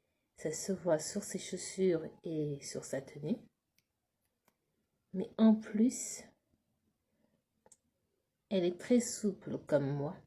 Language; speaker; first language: French; native; French